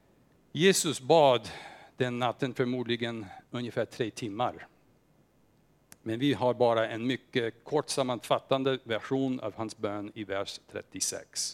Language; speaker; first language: Swedish; non-native, fluent; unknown